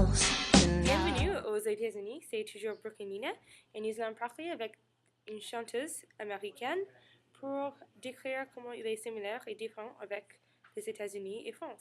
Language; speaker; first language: French; non-native, learner; English